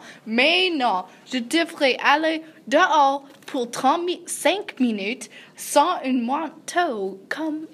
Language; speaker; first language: French; non-native, learner; English